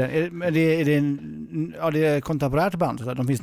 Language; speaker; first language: Swedish; native; Swedish